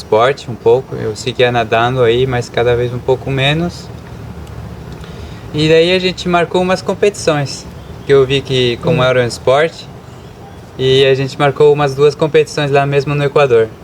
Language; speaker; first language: Portuguese; early bilingual, other home language; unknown